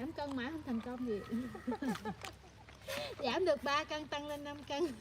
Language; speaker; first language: Vietnamese; native; Vietnamese